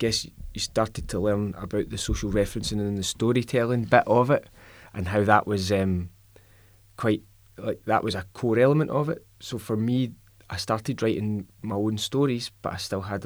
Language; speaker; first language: English; native; English